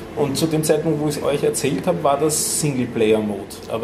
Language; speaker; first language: German; native; German